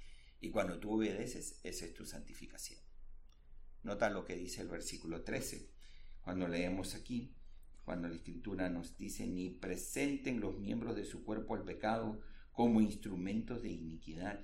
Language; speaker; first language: Spanish; native; Spanish